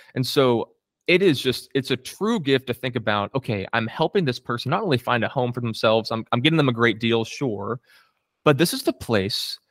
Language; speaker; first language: English; native; English